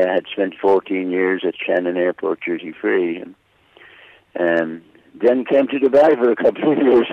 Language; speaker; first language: English; native; English